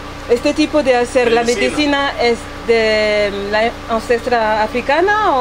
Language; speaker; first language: Spanish; non-native, learner; French